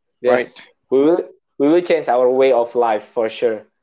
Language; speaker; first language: English; non-native, learner; Indonesian